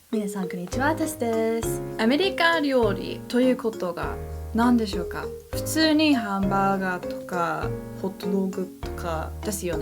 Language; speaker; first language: Japanese; non-native, learner; English